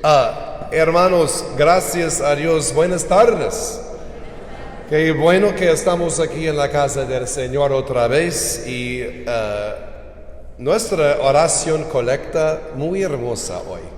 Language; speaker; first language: Spanish; non-native, learner; English